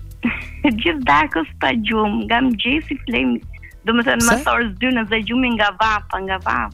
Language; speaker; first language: Albanian; native; Albanian